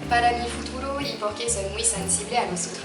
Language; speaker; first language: Spanish; non-native, learner; French